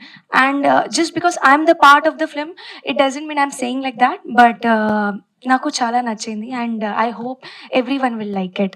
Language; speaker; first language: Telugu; non-native, learner; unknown